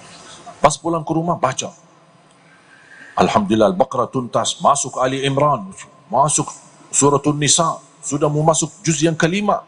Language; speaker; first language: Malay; non-native, fluent; Arabic